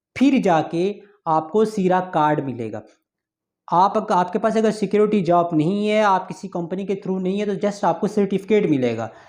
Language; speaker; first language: Urdu; non-native, local second language; Punjabi